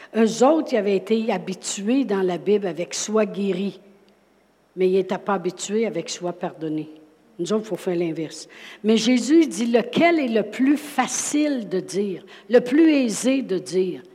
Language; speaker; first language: French; native; French